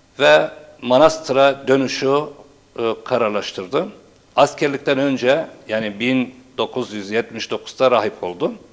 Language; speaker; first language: Turkish; non-native, local second language; Turoyo